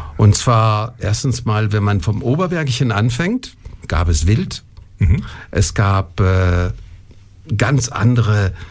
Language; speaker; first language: German; non-native, local second language; French